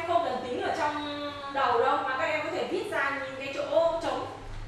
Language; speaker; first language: Vietnamese; native; Vietnamese